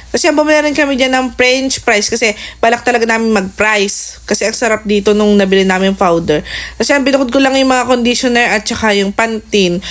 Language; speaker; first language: Filipino; native; Filipino